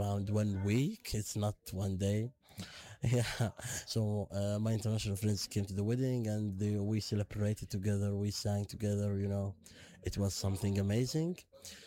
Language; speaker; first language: English; non-native, fluent; Arabic